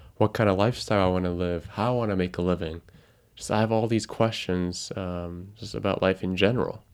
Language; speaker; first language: English; non-native, fluent; Japanese